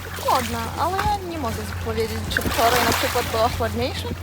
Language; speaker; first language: Polish; non-native, learner; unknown